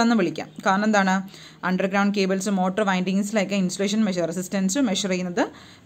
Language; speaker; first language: English; non-native, local second language; Malayalam